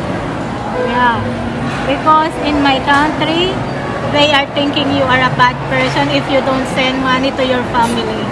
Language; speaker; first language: English; non-native, local second language; Filipino